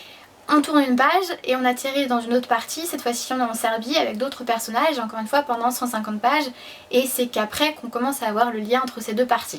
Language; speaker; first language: French; native; French